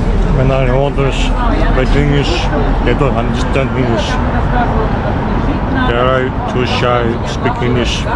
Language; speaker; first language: English; non-native, learner; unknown